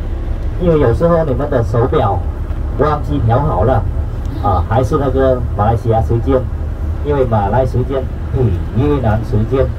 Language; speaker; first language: Chinese; non-native, fluent; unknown